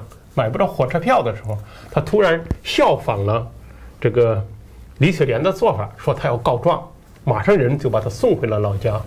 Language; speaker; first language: Chinese; native; Chinese